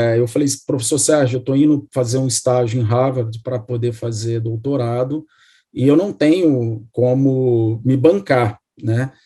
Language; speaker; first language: Portuguese; native; Portuguese